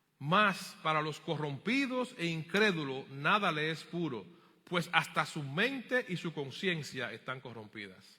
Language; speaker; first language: Spanish; native; Spanish